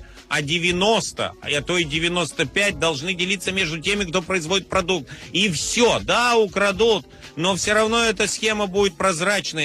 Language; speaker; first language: Russian; native; Russian